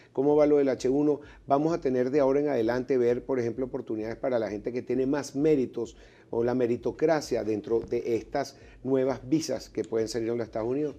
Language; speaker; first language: Spanish; native; Spanish